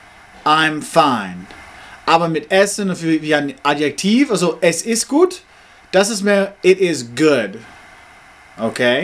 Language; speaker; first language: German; non-native, learner; English